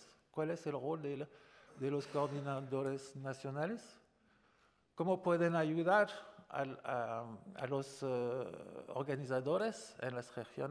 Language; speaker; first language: Spanish; non-native, fluent; French